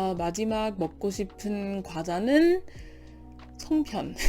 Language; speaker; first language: Korean; non-native, learner; English